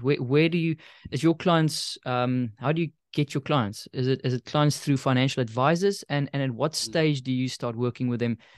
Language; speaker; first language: English; non-native, local second language; Afrikaans